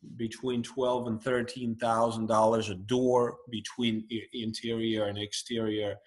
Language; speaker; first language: English; early bilingual, other home language; Russian